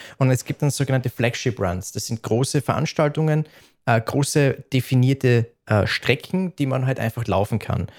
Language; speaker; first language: German; native; German